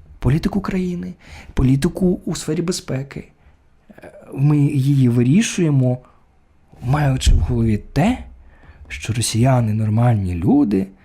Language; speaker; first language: Ukrainian; non-native, local second language; Russian